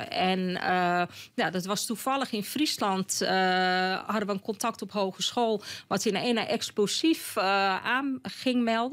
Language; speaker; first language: Dutch; native; Dutch